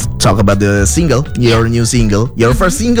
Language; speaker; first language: English; non-native, fluent; Indonesian